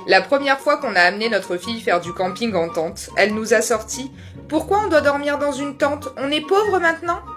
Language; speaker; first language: French; native; French